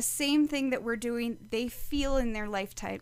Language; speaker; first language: English; native; English